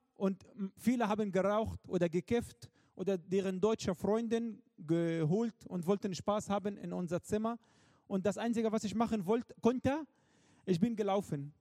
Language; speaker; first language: German; non-native, fluent; Arabic